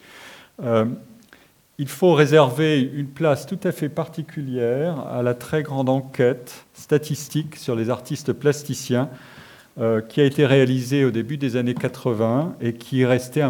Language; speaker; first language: French; native; French